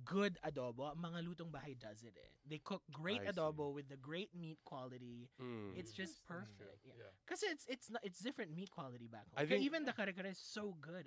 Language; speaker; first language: English; non-native, local second language; Filipino